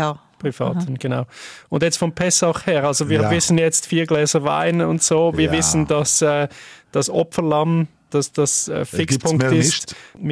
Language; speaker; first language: German; native; German